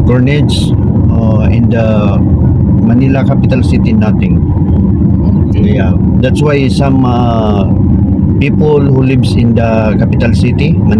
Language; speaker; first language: English; non-native, learner; Filipino